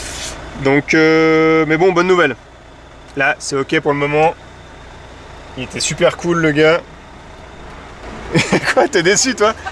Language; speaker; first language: French; native; French